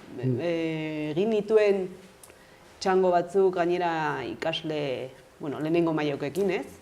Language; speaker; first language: Basque; non-native, local second language; Spanish